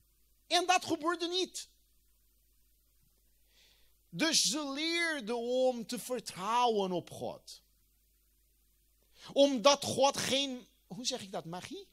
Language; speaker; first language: Dutch; non-native, fluent; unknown